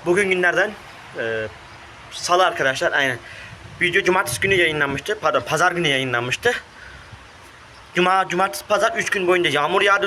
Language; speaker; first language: Turkish; native; Turkish